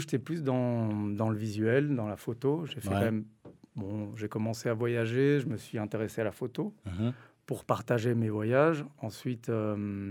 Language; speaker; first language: French; native; French